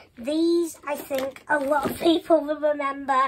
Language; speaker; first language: English; native; English